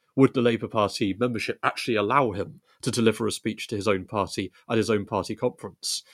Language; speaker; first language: English; native; English